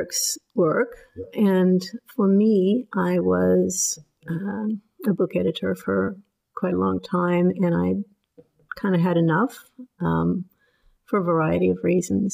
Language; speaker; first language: English; native; English